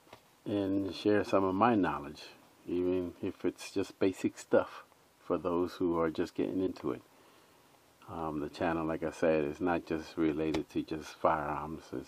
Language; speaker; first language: English; native; English